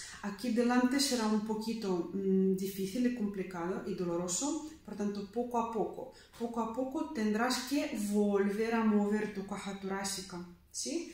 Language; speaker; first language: Spanish; non-native, fluent; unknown